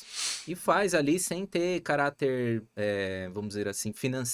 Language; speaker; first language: Portuguese; native; Portuguese